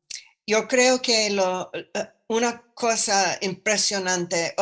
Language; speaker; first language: Spanish; non-native, fluent; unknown